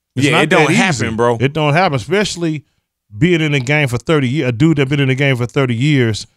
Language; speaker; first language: English; native; English